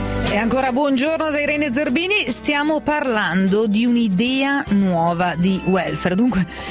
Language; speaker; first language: Italian; native; Italian